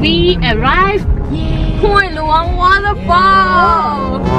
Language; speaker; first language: English; non-native, learner; Thai